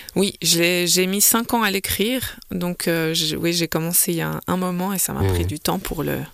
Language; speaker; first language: French; native; French